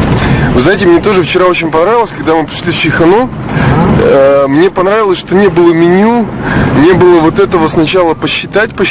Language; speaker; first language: Russian; native; Russian